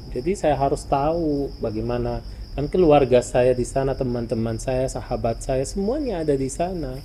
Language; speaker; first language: Indonesian; non-native, fluent; Arabic